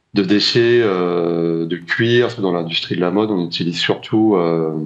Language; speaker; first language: French; native; French